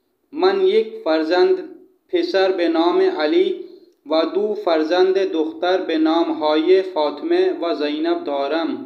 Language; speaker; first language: Persian; non-native, fluent; Urdu